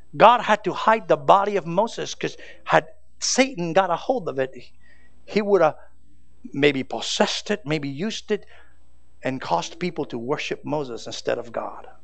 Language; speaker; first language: English; native; English